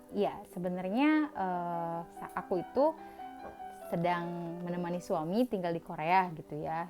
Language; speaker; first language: Indonesian; native; Indonesian